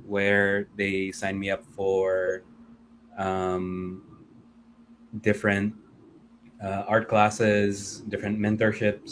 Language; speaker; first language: English; non-native, local second language; Filipino